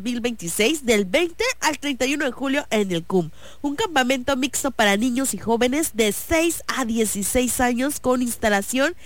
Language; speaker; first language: Spanish; native; Spanish